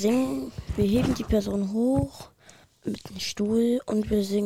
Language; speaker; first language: German; early bilingual, other home language; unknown